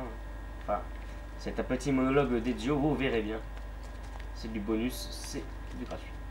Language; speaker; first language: French; native; French